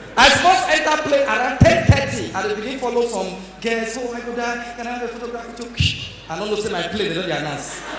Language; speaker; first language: Nigerian Pidgin; native; Nigerian Pidgin